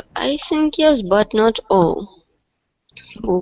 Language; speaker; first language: English; non-native, learner; Russian